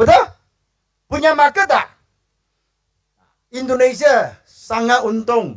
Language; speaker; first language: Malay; non-native, local second language; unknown